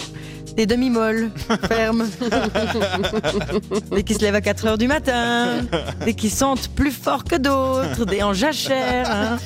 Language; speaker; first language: French; native; French